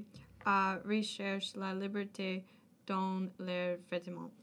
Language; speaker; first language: French; non-native, learner; English